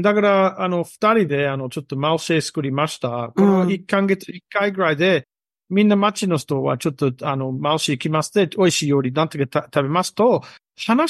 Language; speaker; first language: Japanese; non-native, learner; English